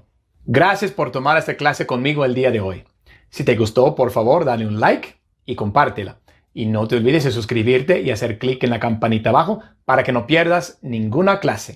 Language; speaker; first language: Spanish; non-native, fluent; English